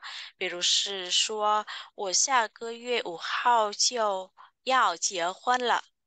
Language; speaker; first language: Chinese; non-native, fluent; Vietnamese